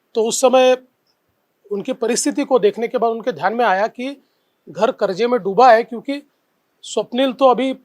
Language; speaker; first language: Hindi; non-native, local second language; Marathi